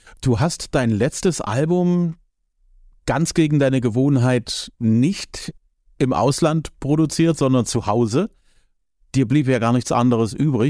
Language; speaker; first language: German; native; German